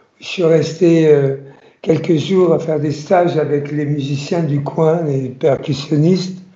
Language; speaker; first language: French; early bilingual, other home language; Italian